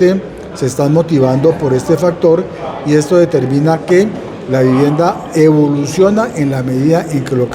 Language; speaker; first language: Spanish; native; Spanish